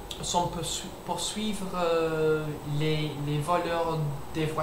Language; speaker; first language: French; non-native, learner; English